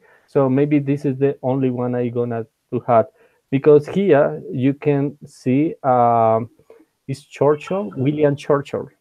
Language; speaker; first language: English; non-native, learner; Spanish